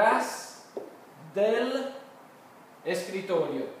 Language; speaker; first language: Spanish; non-native, fluent; English